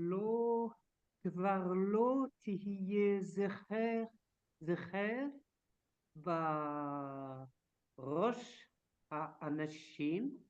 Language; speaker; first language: Hebrew; non-native, learner; French